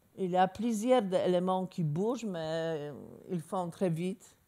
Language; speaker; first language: French; non-native, learner; Polish